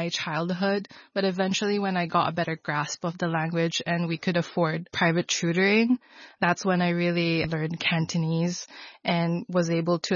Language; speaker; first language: English; non-native, local second language; Filipino